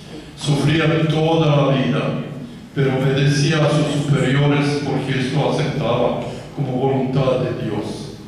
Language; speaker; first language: Spanish; non-native, fluent; Croatian